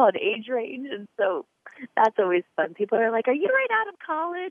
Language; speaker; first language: English; native; English